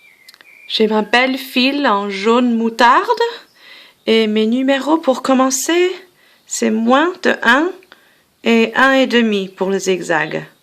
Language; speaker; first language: French; non-native, fluent; English